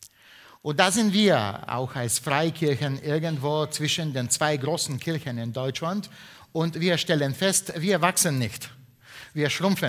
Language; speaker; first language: German; non-native, fluent; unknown